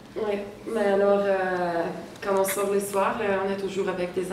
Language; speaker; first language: French; non-native, fluent; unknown